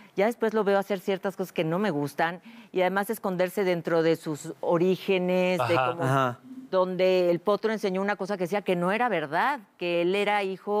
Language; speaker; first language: Spanish; native; Spanish